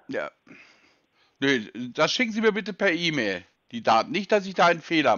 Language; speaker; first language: German; native; German